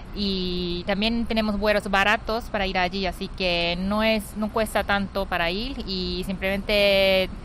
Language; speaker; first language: Spanish; non-native, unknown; Japanese